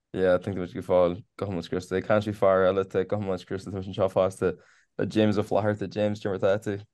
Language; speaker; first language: Irish; native; Irish